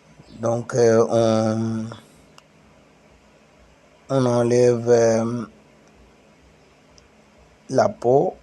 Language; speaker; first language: French; non-native, learner; Tamil